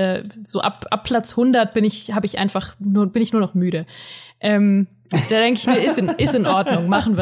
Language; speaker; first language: German; native; German